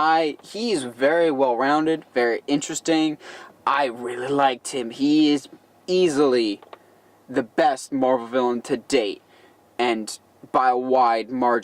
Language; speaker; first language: English; native; English